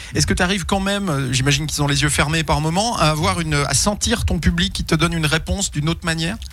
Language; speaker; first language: French; native; French